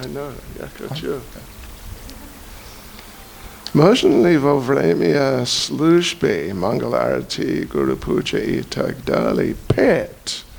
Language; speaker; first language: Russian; non-native, learner; English